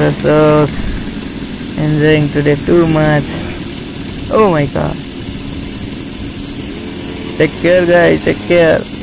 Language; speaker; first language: English; non-native, learner; Nepali